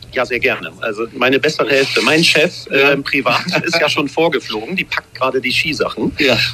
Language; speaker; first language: German; native; German